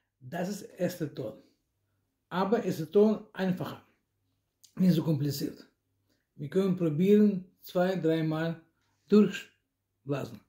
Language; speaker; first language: German; non-native, learner; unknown